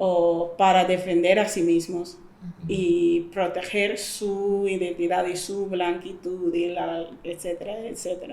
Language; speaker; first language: Spanish; non-native, fluent; English